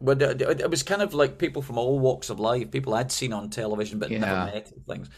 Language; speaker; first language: English; native; English